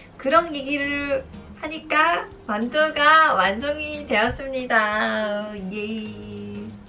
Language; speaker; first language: Korean; non-native, fluent; Japanese